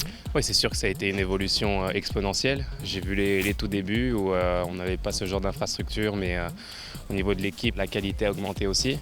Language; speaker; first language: French; native; French